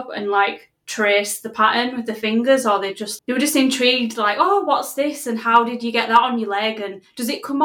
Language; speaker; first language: English; native; English